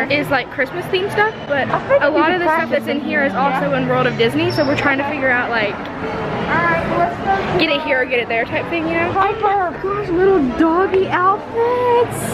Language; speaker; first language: English; native; English